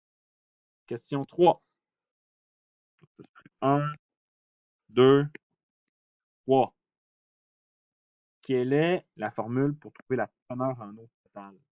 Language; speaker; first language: French; native; French